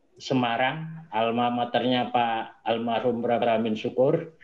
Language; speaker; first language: Indonesian; native; Indonesian